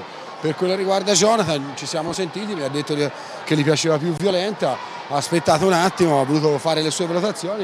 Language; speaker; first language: Italian; native; Italian